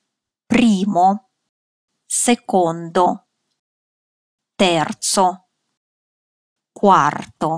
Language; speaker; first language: Italian; non-native, fluent; Russian